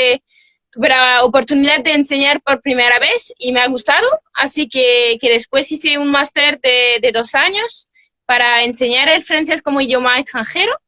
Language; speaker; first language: Spanish; non-native, fluent; French